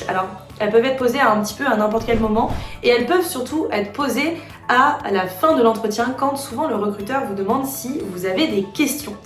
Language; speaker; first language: French; native; French